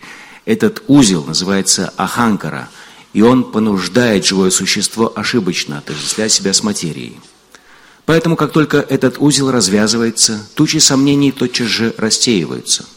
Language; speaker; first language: Russian; native; Russian